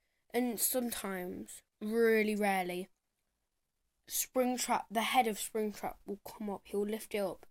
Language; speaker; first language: English; native; English